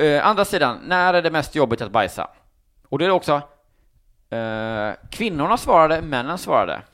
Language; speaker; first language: Swedish; native; Swedish